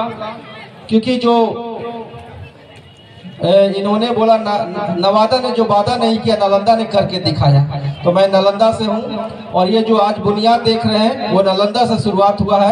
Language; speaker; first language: Hindi; native; Hindi